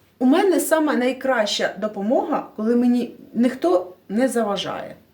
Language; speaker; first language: Ukrainian; non-native, local second language; Russian